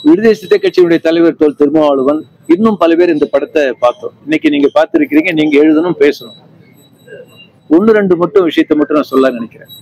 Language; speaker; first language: Tamil; native; Tamil